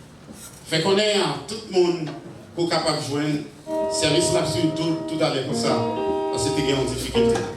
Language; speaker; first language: French; non-native, local second language; Haitian Creole